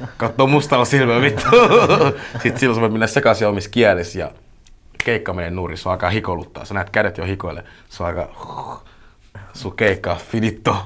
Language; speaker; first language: Finnish; early bilingual, other home language; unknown